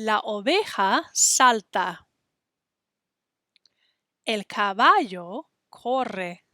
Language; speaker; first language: Spanish; non-native, fluent; English